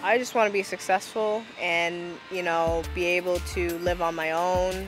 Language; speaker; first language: English; native; English